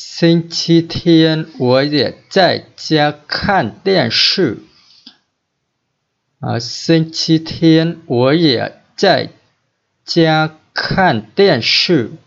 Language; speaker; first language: Chinese; non-native, fluent; Vietnamese